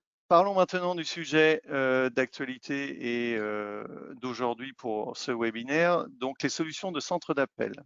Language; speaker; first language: French; native; French